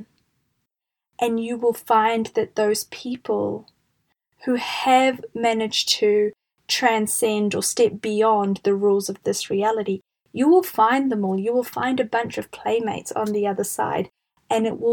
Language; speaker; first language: English; native; English